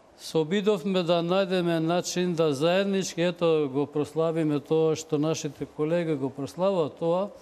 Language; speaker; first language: Macedonian; non-native, local second language; Albanian